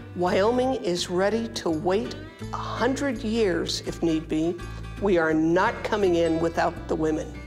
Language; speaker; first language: English; native; English